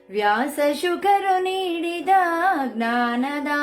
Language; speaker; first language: Kannada; native; Kannada